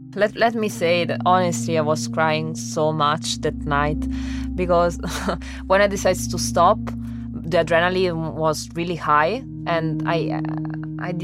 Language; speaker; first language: English; non-native, fluent; Italian